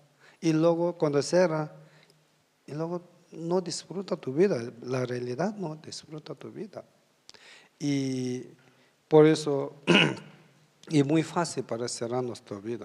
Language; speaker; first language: Spanish; non-native, learner; Tibetan